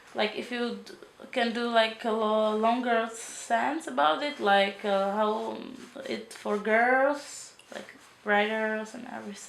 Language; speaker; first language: English; non-native, learner; Czech